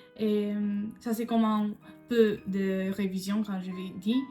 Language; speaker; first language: French; non-native, learner; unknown